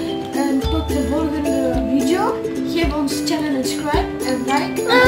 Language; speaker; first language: Dutch; early bilingual, other home language; Urdu